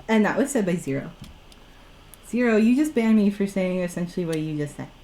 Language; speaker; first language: English; native; English